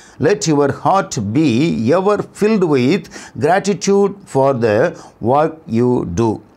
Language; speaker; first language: English; non-native, local second language; Tamil